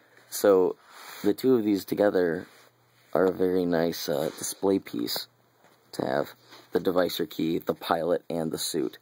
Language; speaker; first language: English; native; English